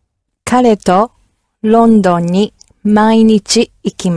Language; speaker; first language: Japanese; non-native, learner; English